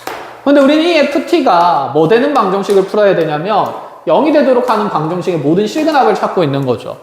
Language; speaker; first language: Korean; native; Korean